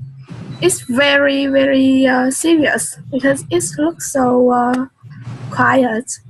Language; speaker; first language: English; non-native, learner; Vietnamese